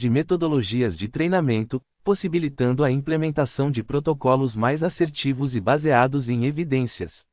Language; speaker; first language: Portuguese; native; Portuguese